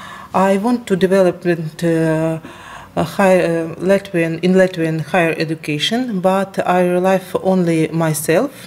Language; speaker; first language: English; non-native, learner; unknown